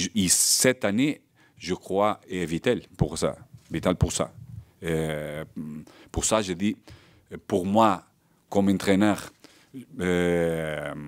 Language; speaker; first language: French; non-native, learner; Portuguese